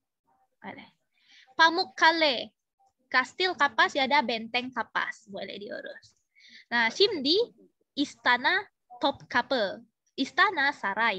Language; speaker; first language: Turkish; non-native, fluent; Indonesian